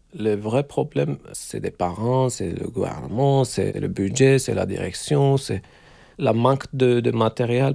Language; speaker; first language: French; non-native, fluent; Turkish